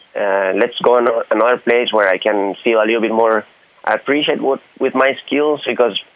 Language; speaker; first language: English; non-native, fluent; Spanish